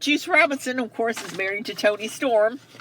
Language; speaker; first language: English; native; English